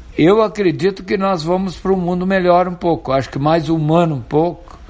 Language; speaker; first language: Portuguese; non-native, local second language; German